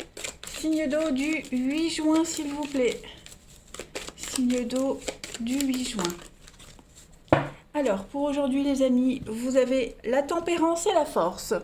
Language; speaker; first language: French; native; French